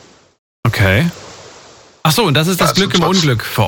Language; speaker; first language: German; native; German